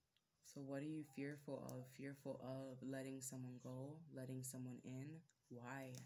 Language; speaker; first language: English; native; English